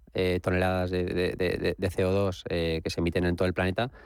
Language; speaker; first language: Spanish; native; Spanish